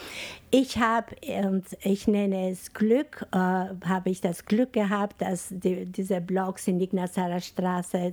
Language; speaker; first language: German; non-native, fluent; Albanian